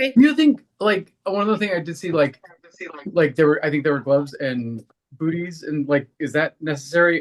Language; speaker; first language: English; native; English